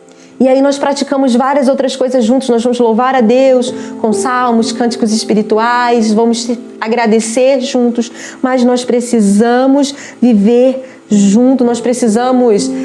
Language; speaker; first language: Portuguese; native; Portuguese